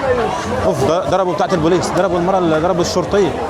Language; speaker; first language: Arabic; native; Arabic